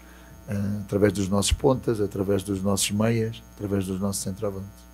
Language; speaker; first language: Portuguese; native; Portuguese